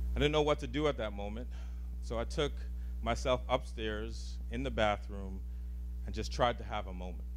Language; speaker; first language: English; native; English